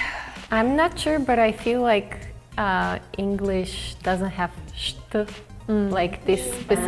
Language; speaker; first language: English; non-native, fluent; Bulgarian